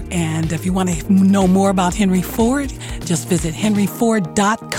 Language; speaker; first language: English; native; English